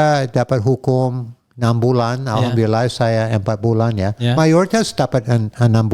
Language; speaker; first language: Indonesian; non-native, fluent; English